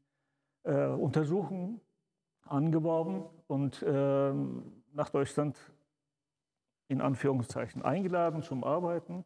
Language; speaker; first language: German; early bilingual, other home language; Turkish